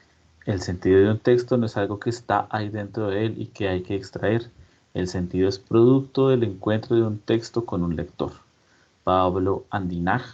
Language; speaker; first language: Spanish; native; Spanish